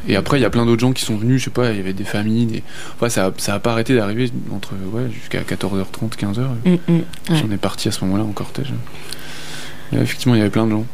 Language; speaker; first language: French; native; French